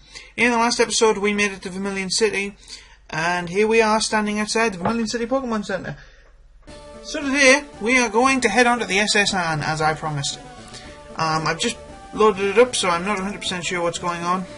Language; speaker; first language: English; native; English